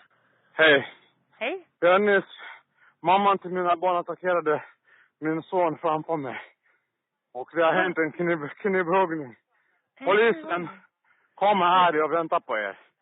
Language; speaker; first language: Swedish; non-native, learner; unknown